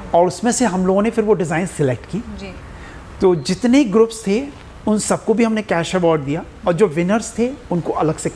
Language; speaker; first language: Hindi; native; Hindi